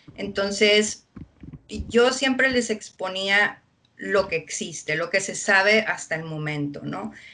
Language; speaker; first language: Spanish; early bilingual, heritage; Spanish